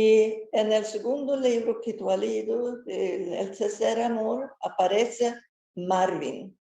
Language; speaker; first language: Spanish; non-native, fluent; Swedish